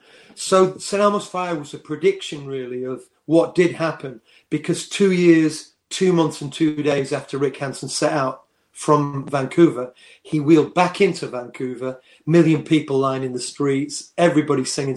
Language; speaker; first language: English; native; English